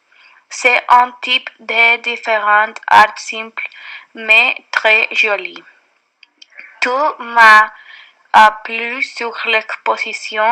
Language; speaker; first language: French; non-native, learner; Spanish